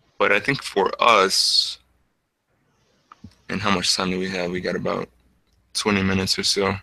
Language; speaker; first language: English; native; English